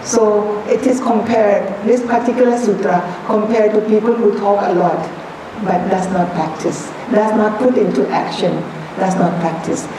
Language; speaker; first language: English; non-native, fluent; Thai